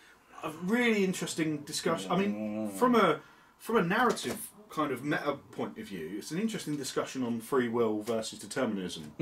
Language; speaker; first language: English; native; English